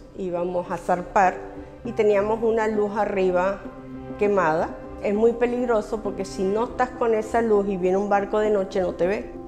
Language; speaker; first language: Spanish; early bilingual, other home language; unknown